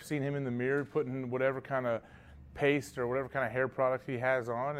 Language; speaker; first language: English; native; English